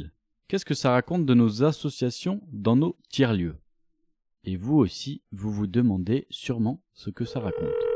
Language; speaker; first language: French; native; French